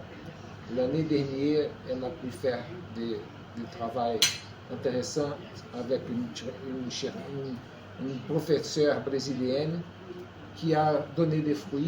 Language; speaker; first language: French; non-native, fluent; Portuguese